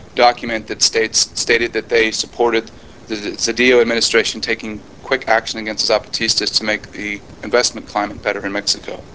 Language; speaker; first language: English; native; English